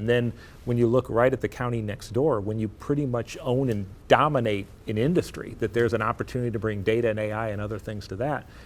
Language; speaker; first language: English; native; English